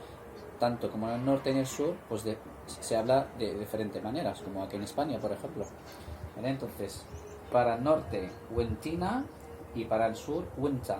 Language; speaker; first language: Spanish; non-native, fluent; Arabic